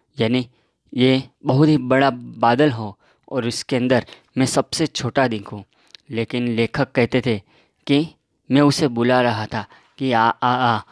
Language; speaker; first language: Hindi; non-native, local second language; Gujarati